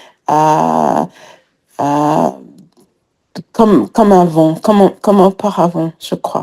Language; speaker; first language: French; non-native, fluent; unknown